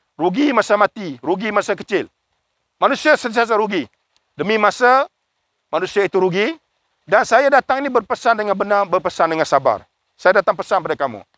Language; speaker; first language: Malay; native; Malay